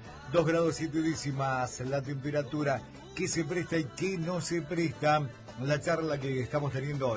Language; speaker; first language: Spanish; native; Spanish